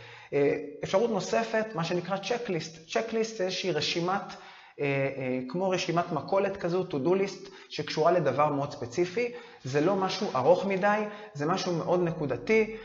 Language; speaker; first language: Hebrew; native; Hebrew